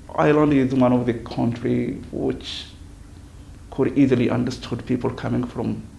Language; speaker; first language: English; non-native, fluent; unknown